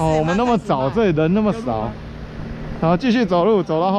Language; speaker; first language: Chinese; native; Chinese